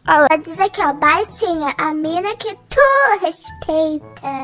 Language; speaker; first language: Portuguese; native; Portuguese